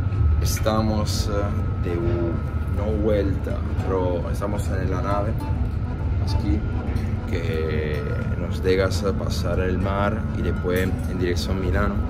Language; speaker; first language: Spanish; non-native, fluent; Italian